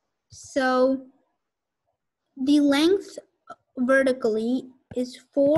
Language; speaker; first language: English; native; English